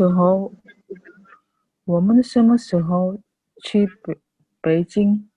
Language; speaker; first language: Chinese; non-native, learner; Indonesian